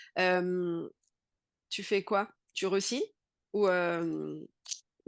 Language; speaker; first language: French; native; French